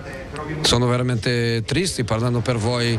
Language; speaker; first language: Italian; non-native, fluent; Portuguese